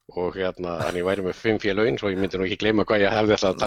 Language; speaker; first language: Icelandic; native; Icelandic